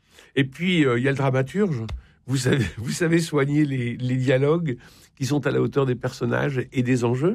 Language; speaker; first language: French; native; French